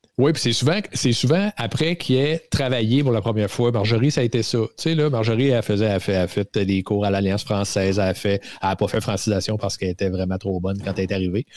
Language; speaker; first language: French; native; French